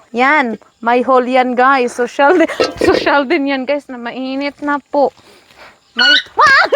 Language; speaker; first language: Filipino; non-native, local second language; Hiligaynon